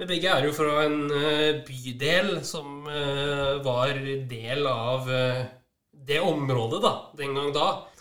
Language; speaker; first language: Norwegian; native; Norwegian